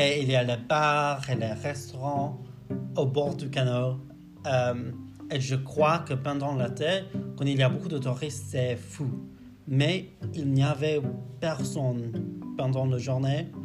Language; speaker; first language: French; non-native, learner; English